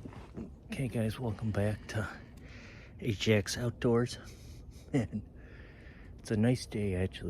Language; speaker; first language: English; native; English